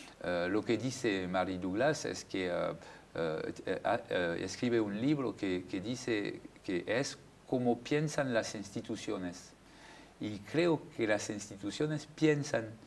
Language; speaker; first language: Spanish; non-native, fluent; French